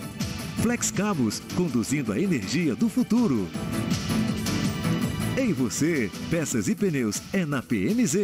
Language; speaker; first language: Portuguese; native; Portuguese